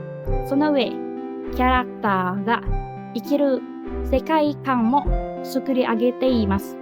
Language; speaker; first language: Japanese; non-native, learner; Indonesian